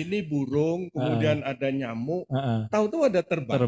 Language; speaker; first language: Indonesian; native; Indonesian